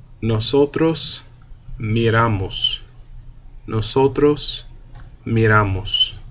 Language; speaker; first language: Spanish; non-native, fluent; English